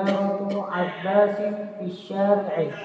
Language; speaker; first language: Arabic; non-native, learner; Indonesian